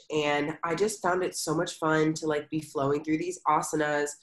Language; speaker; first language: English; native; English